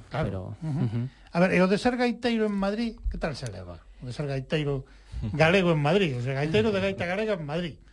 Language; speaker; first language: Galician; native; Galician